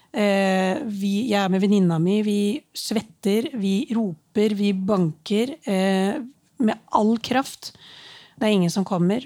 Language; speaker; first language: Norwegian; early bilingual, other home language; Urdu